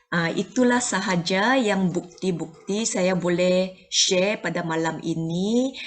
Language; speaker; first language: Malay; non-native, local second language; Chinese